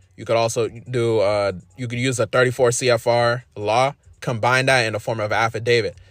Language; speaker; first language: English; native; English